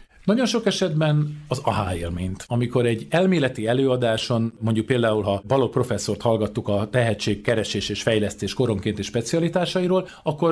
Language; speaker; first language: Hungarian; native; Hungarian